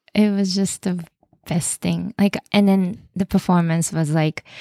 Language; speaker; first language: English; non-native, fluent; Japanese